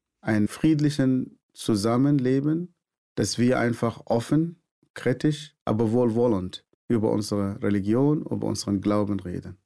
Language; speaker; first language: German; non-native, fluent; Arabic